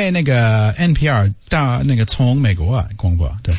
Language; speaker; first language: Chinese; non-native, learner; English